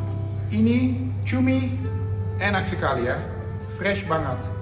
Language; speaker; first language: Indonesian; non-native, learner; Dutch